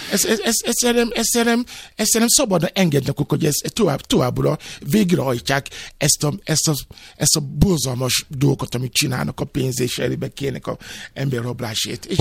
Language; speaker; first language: Hungarian; non-native, fluent; Yoruba